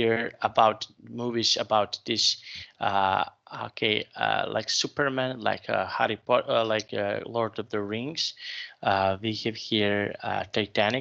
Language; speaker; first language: English; non-native, fluent; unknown